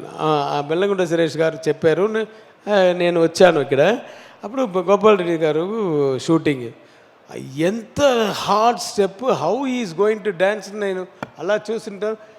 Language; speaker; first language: Telugu; non-native, learner; Tamil